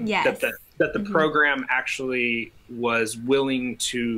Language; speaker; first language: English; native; English